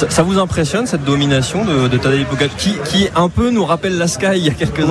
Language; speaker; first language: French; native; French